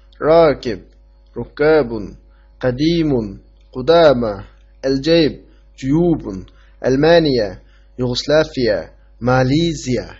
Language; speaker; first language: Arabic; non-native, fluent; Uyghur